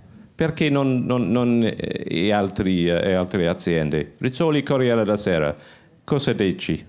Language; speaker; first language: Italian; non-native, learner; English